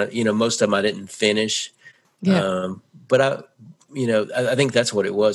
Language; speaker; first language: English; native; English